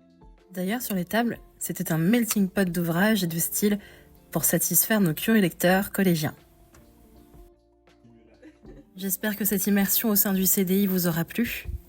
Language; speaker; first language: French; native; French